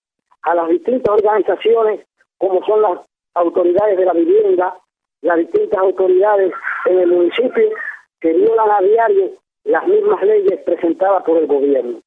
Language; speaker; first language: Spanish; native; Spanish